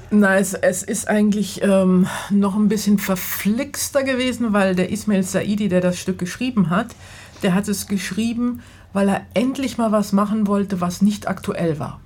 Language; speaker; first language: German; native; German